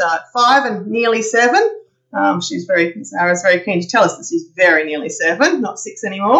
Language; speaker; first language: English; native; English